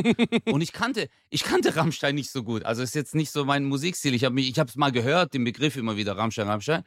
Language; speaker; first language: German; early bilingual, other home language; Turkish